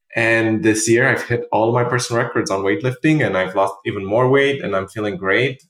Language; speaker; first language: English; non-native, fluent; Romanian